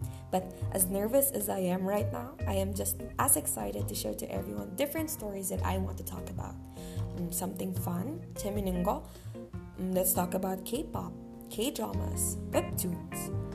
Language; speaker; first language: English; non-native, local second language; Filipino